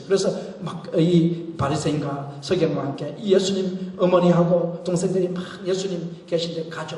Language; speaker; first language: Korean; native; Korean